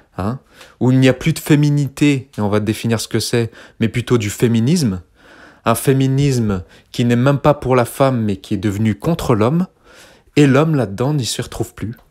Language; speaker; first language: French; early bilingual, other home language; Kabyle